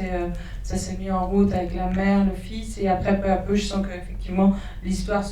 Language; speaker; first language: French; native; French